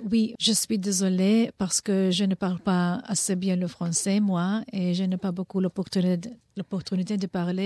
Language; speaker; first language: French; non-native, learner; Maltese